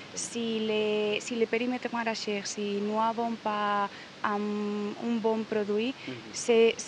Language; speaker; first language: French; non-native, learner; Spanish